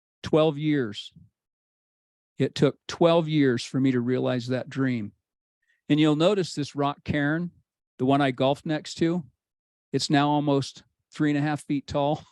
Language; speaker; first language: English; native; English